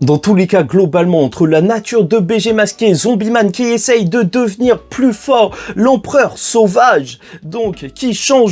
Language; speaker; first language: French; native; French